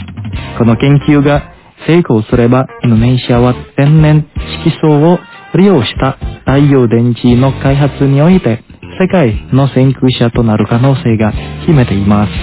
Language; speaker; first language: Japanese; non-native, fluent; Indonesian